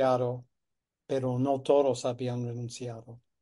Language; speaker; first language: Spanish; non-native, fluent; English